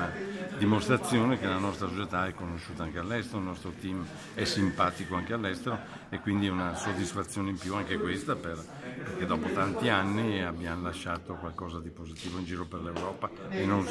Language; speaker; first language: Italian; native; Italian